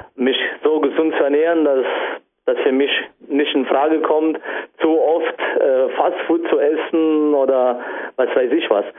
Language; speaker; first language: German; non-native, fluent; Italian